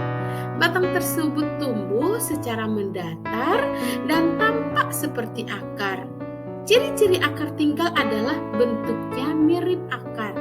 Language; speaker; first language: Indonesian; native; Indonesian